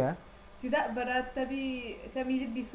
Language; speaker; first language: Indonesian; non-native, learner; Arabic